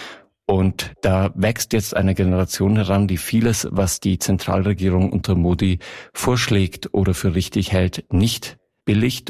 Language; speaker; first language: German; native; German